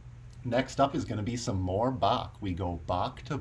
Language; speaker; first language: English; native; English